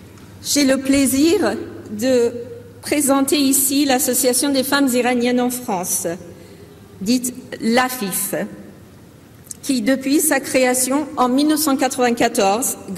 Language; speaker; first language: French; non-native, fluent; Persian